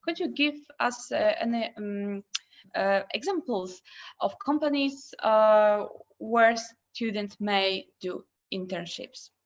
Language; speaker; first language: English; non-native, fluent; Polish